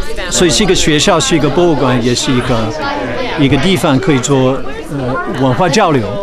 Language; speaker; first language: Chinese; non-native, fluent; English